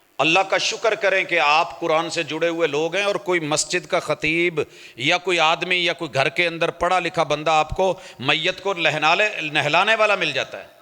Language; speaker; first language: Urdu; non-native, local second language; Punjabi